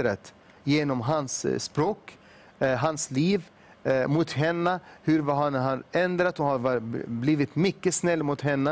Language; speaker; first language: Swedish; non-native, fluent; Arabic